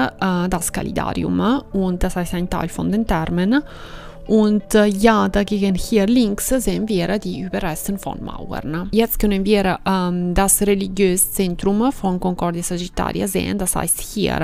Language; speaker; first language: German; non-native, fluent; Italian